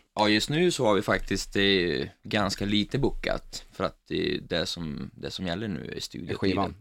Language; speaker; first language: Swedish; non-native, fluent; Italian